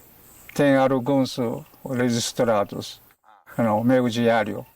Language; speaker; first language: Portuguese; non-native, fluent; Japanese